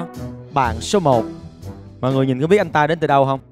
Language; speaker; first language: Vietnamese; native; Vietnamese